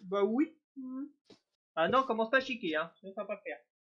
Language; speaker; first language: French; native; French